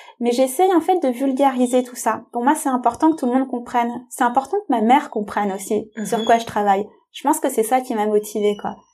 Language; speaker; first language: French; native; French